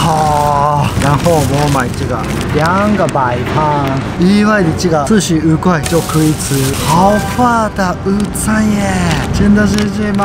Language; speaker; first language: Chinese; non-native, fluent; Japanese